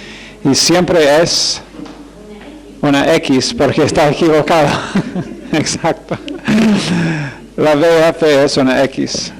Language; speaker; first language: Spanish; non-native, fluent; English